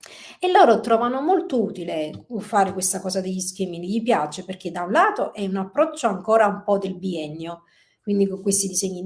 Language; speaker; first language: Italian; native; Italian